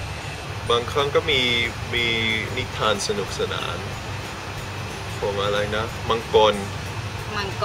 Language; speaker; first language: Thai; non-native, fluent; Dutch